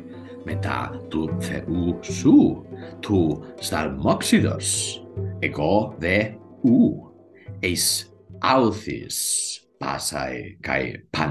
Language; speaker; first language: Greek; non-native, learner; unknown